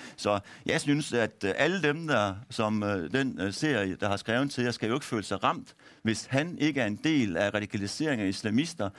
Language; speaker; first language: Danish; early bilingual, other home language; Turkish